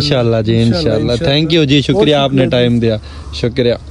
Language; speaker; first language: Hindi; non-native, local second language; Saraiki